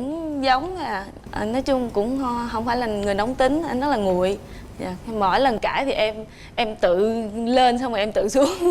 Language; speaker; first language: Vietnamese; native; Vietnamese